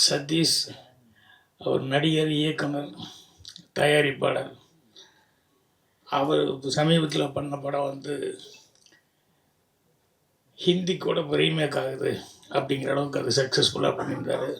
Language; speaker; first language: Tamil; native; Tamil